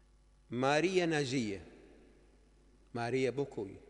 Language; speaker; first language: Polish; non-native, learner; Arabic